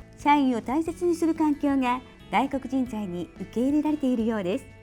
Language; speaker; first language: Japanese; native; Japanese